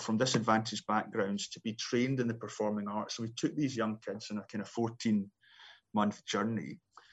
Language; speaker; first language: English; native; English